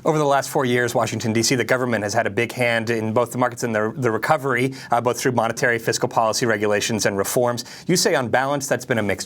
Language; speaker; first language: English; native; English